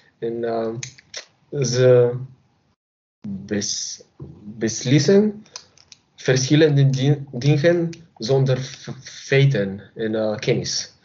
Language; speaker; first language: Dutch; non-native, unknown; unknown